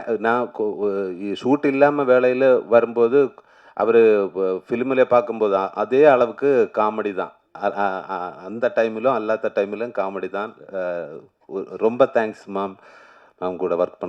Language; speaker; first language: Tamil; non-native, learner; Malayalam